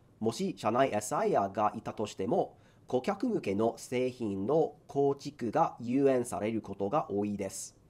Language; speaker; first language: Japanese; non-native, fluent; English